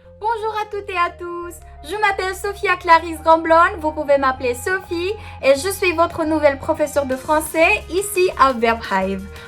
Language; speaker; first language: French; non-native, fluent; Filipino